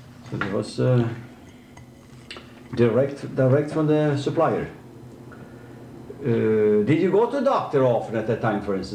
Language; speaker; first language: English; non-native, fluent; Swedish